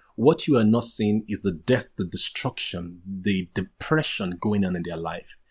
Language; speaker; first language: English; non-native, local second language; Yoruba